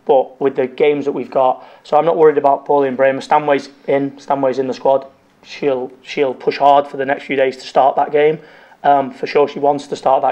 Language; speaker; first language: English; native; English